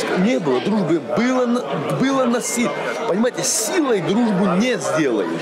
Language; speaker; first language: Russian; non-native, local second language; Georgian